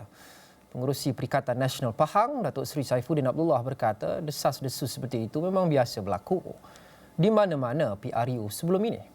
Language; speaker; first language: Malay; native; Malay